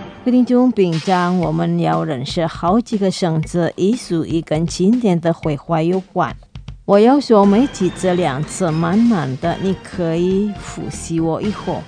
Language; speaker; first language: Chinese; non-native, fluent; Indonesian